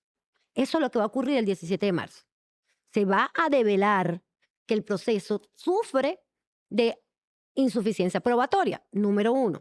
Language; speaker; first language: Spanish; native; Spanish